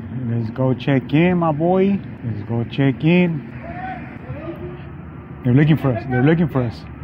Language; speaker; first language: English; early bilingual, other home language; Spanish